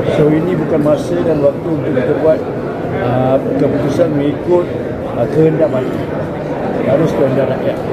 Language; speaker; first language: Malay; non-native, local second language; Tamil